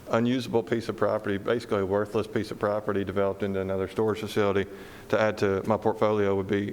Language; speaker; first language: English; native; English